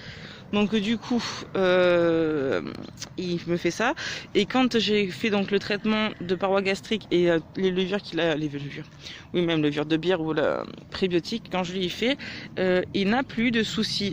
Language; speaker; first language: French; native; French